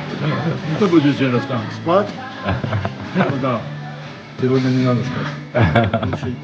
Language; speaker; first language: Russian; non-native, fluent; Armenian